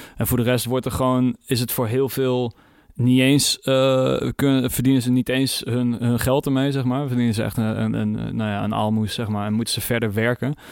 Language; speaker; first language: Dutch; native; Dutch